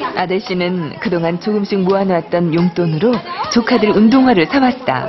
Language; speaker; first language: Korean; native; Korean